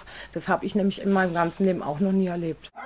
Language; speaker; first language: German; native; German